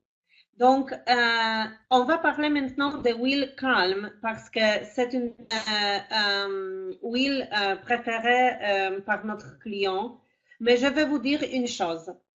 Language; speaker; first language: French; non-native, fluent; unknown